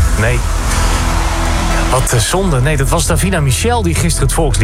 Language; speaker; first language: Dutch; native; Dutch